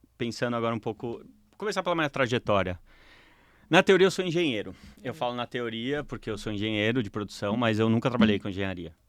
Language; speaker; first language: Portuguese; native; Portuguese